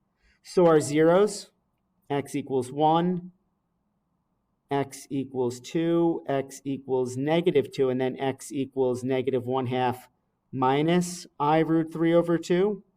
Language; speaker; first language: English; native; English